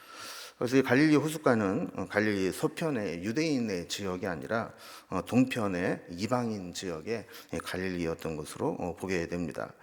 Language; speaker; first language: Korean; native; Korean